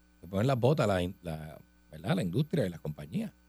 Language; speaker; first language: Spanish; native; Spanish